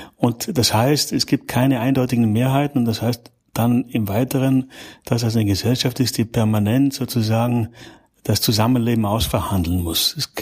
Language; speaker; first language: German; native; German